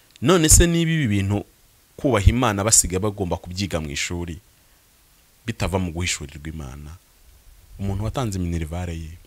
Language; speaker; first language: Kinyarwanda; native; Kinyarwanda